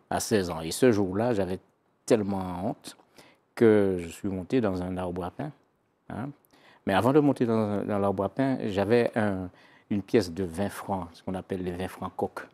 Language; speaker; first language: French; native; French